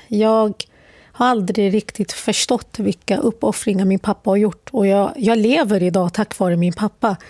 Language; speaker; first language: Swedish; early bilingual, other home language; Arabic